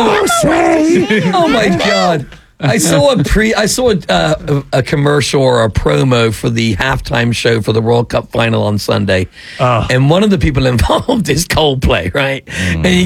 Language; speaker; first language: English; native; English